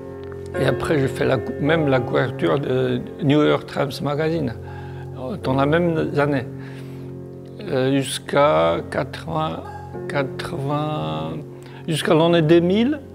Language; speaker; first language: French; non-native, learner; Chinese